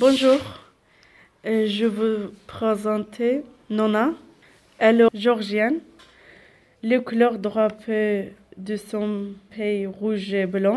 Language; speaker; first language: French; non-native, learner; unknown